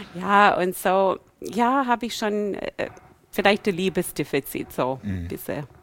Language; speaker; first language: German; non-native, fluent; English